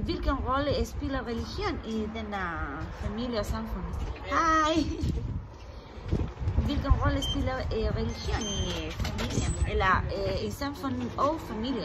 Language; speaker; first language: Danish; non-native, learner; Spanish